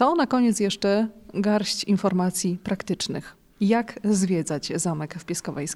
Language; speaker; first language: Polish; native; Polish